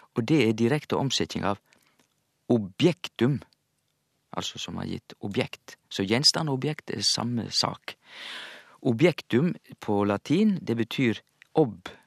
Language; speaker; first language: Norwegian; native; Norwegian